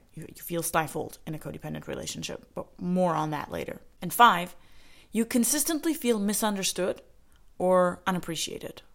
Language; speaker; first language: English; native; English